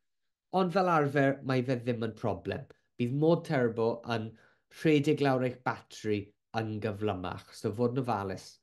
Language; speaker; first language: Welsh; non-native, local second language; English